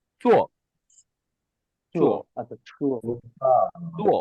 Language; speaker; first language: Chinese; non-native, learner; Bangla